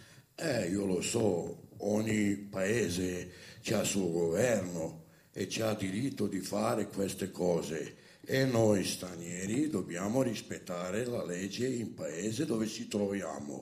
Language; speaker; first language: Italian; non-native, fluent; Romany